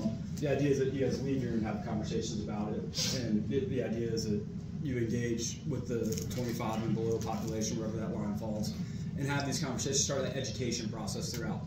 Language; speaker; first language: English; native; English